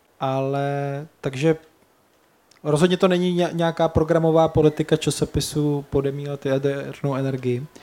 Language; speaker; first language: Czech; native; Czech